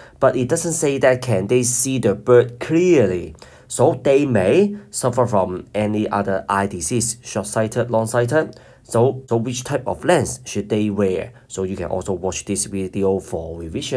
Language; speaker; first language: English; non-native, local second language; Cantonese